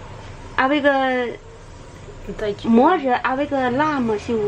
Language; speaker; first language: French; non-native, learner; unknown